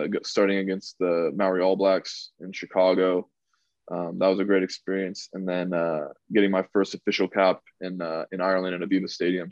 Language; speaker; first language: English; native; English